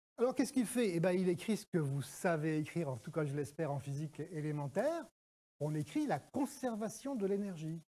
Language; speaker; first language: French; native; French